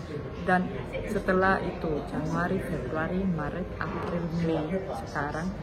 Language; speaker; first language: Indonesian; non-native, fluent; Spanish